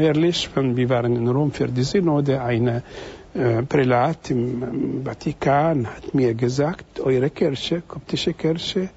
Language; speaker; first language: German; non-native, fluent; Arabic